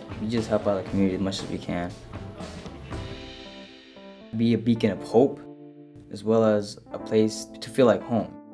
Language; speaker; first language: English; native; English